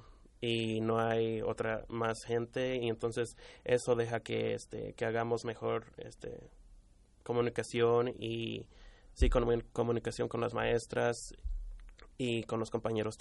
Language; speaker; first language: Spanish; early bilingual, heritage; Spanish